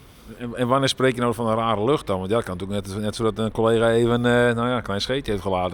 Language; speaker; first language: Dutch; non-native, local second language; Western Frisian